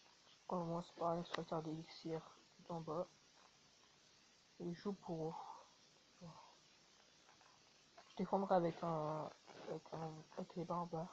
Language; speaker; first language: French; native; French